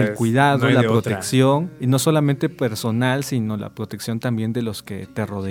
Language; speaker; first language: Spanish; native; Spanish